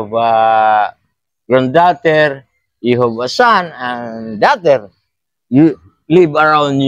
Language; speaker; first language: English; non-native, learner; Filipino